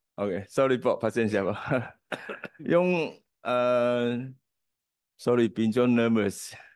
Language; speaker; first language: Filipino; non-native, learner; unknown